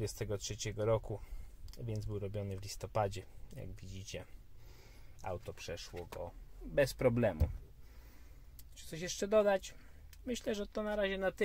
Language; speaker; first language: Polish; native; Polish